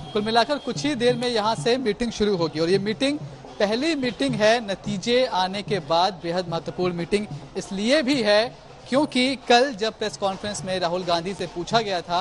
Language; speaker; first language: Hindi; native; Hindi